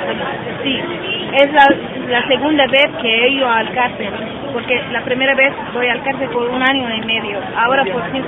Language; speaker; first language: Spanish; non-native, learner; Arabic